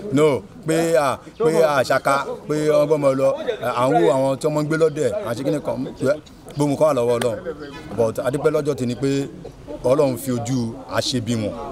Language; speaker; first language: Yoruba; native; Yoruba